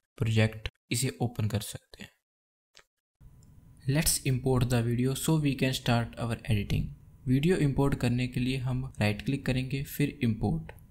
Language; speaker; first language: Hindi; native; Hindi